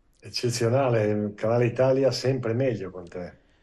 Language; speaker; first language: Italian; native; Italian